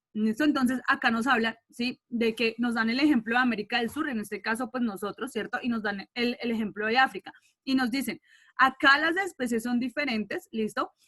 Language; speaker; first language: Spanish; native; Spanish